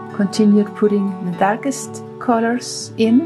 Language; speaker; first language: English; non-native, fluent; Spanish